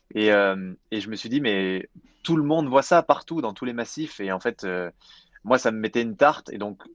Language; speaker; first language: French; native; French